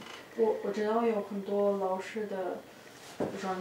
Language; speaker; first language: Chinese; non-native, fluent; Russian